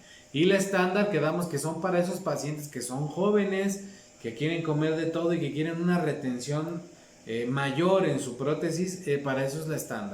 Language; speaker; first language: Spanish; native; Spanish